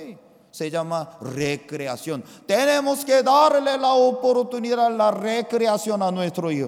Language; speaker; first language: Spanish; non-native, fluent; Korean